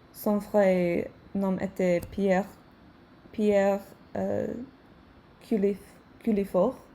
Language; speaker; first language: French; non-native, learner; English